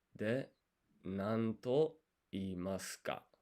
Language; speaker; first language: Japanese; non-native, learner; English